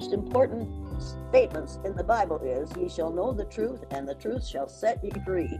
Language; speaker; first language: English; native; English